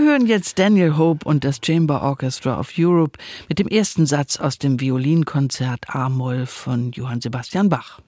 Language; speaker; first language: German; native; German